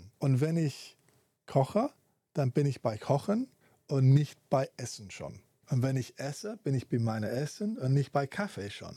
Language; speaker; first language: German; non-native, fluent; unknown